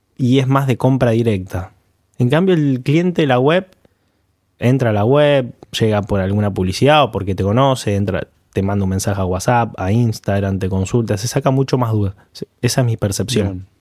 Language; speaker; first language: Spanish; native; Spanish